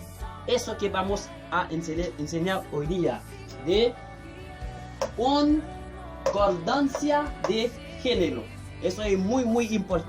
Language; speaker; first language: Spanish; non-native, fluent; Haitian Creole